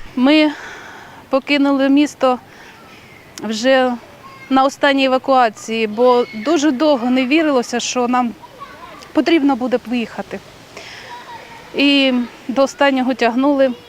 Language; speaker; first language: Ukrainian; native; Ukrainian